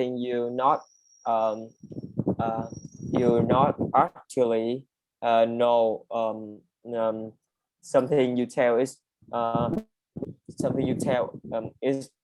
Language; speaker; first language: English; non-native, learner; Vietnamese